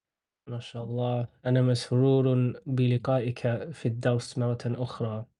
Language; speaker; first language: Arabic; non-native, fluent; English